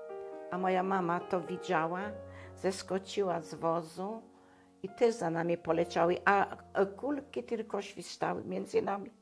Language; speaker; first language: Polish; non-native, local second language; German